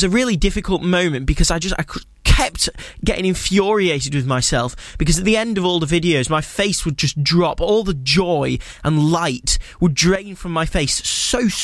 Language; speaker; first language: English; native; English